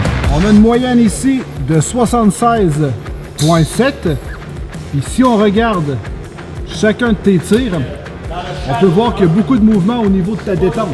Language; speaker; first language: French; native; French